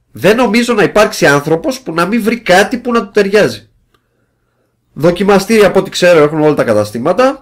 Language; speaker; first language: Greek; native; Greek